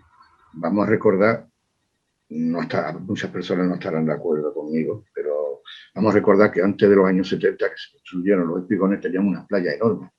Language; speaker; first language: Spanish; native; Spanish